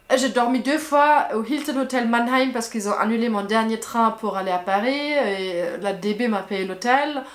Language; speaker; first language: French; non-native, fluent; German